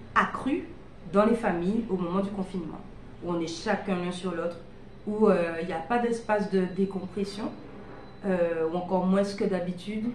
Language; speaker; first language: French; native; French